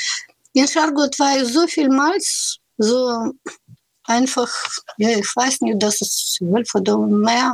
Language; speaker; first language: German; non-native, learner; Russian